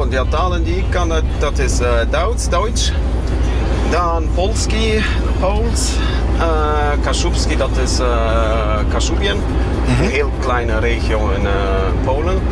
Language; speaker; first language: Dutch; non-native, fluent; Kashubian